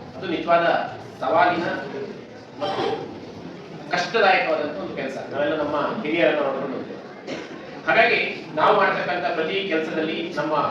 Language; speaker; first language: Kannada; non-native, local second language; Kodava